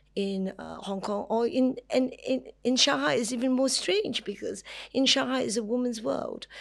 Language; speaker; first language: English; non-native, local second language; Cantonese